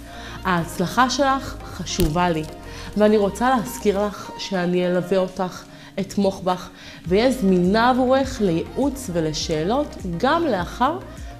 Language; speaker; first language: Hebrew; native; Hebrew